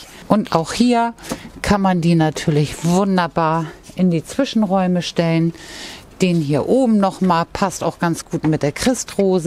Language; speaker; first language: German; native; German